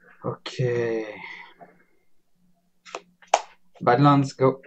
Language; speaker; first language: English; non-native, learner; Spanish